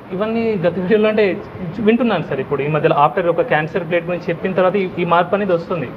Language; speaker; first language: Telugu; non-native, local second language; Hindi